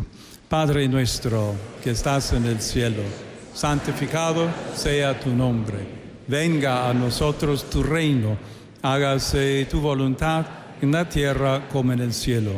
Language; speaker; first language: Spanish; non-native, fluent; English